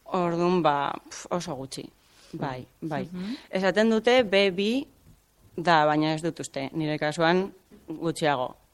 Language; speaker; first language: Basque; non-native, local second language; Spanish